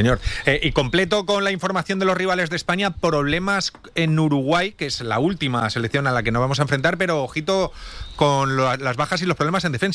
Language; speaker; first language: Spanish; native; Spanish